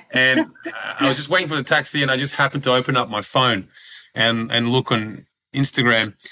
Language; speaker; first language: English; early bilingual, other home language; Croatian